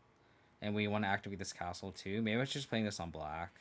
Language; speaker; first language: English; native; English